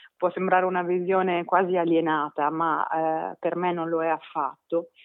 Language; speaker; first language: Italian; native; Italian